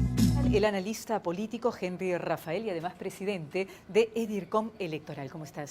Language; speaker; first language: Spanish; native; Spanish